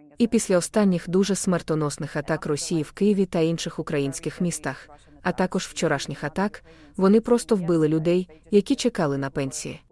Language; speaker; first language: Ukrainian; native; Ukrainian